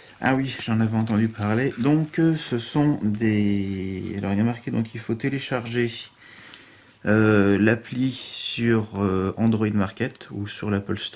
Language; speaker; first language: French; native; French